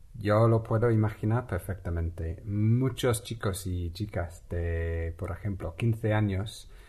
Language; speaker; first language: Spanish; non-native, fluent; English